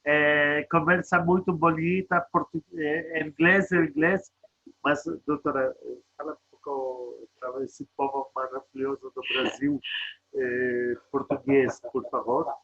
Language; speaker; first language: Portuguese; non-native, learner; Polish